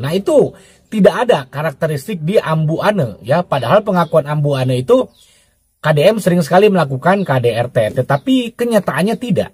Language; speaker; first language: Indonesian; native; Indonesian